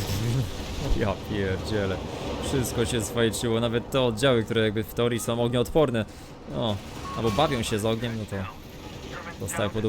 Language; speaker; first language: Polish; native; Polish